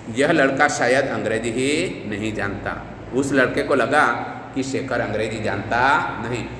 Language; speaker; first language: Hindi; non-native, local second language; Gujarati